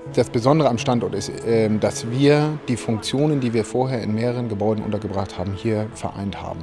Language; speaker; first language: German; native; German